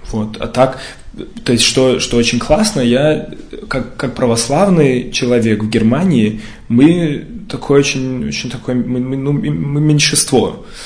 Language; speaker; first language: Russian; early bilingual, heritage; Russian